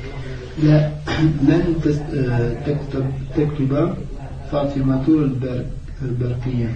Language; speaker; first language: Arabic; non-native, learner; French